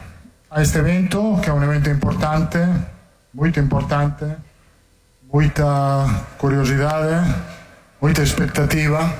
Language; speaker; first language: Portuguese; non-native, fluent; Italian